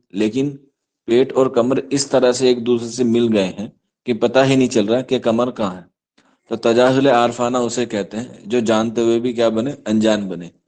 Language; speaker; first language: Urdu; native; Urdu